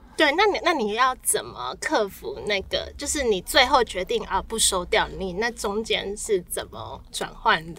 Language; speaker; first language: Chinese; native; Chinese